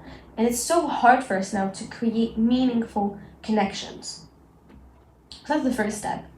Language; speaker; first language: English; non-native, local second language; Arabic